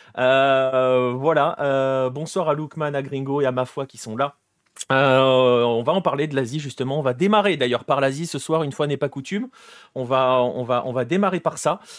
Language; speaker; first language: French; native; French